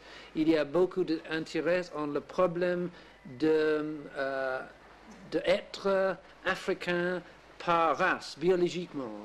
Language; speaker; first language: French; non-native, learner; English